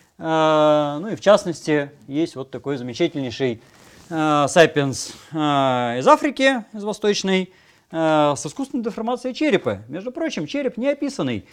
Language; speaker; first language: Russian; native; Russian